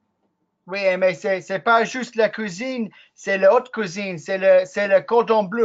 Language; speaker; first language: French; non-native, learner; English